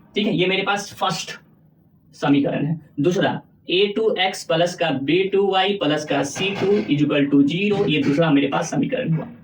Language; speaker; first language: Hindi; native; Hindi